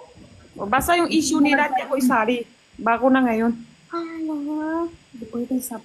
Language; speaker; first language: Filipino; non-native, learner; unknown